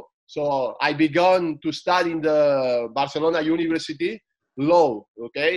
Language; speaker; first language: English; non-native, fluent; Spanish